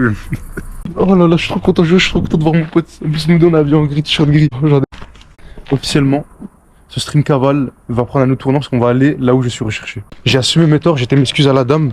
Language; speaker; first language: French; native; French